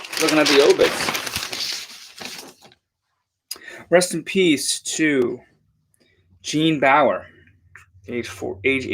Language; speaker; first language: English; native; English